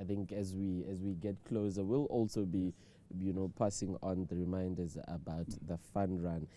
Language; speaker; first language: English; non-native, local second language; Shona